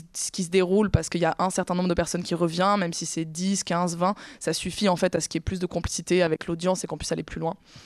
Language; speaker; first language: French; native; French